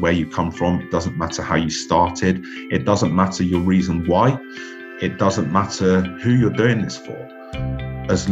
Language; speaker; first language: English; native; English